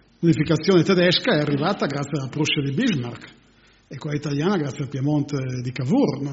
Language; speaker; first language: Italian; native; Italian